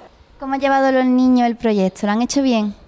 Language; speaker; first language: Spanish; native; Spanish